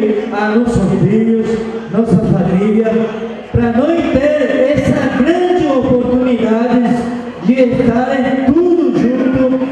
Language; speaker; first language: Portuguese; non-native, local second language; Spanish